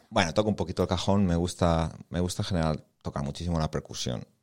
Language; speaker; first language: Spanish; native; Spanish